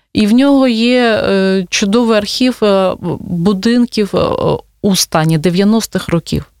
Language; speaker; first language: Ukrainian; non-native, local second language; Russian